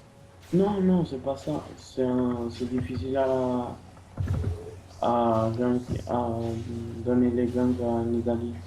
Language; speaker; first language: French; non-native, fluent; Portuguese